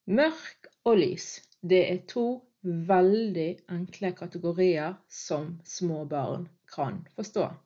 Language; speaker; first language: Norwegian; early bilingual, other home language; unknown